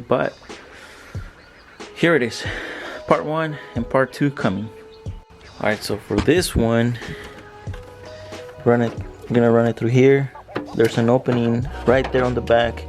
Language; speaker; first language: English; native; English